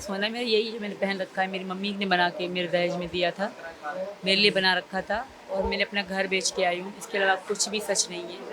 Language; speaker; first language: Urdu; non-native, local second language; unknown